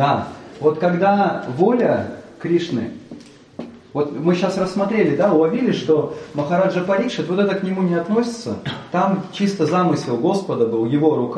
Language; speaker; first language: Russian; native; Russian